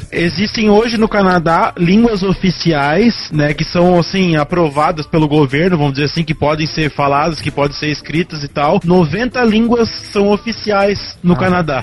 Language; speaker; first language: Portuguese; native; Portuguese